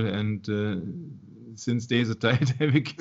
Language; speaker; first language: Dutch; non-native, learner; German